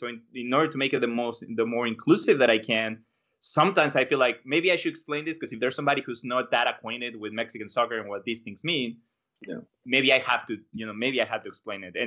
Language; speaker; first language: English; non-native, fluent; Spanish